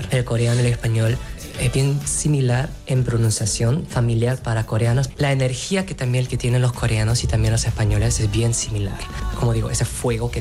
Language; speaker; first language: Spanish; non-native, fluent; Korean